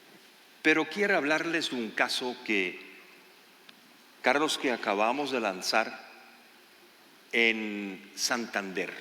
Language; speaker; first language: Spanish; non-native, fluent; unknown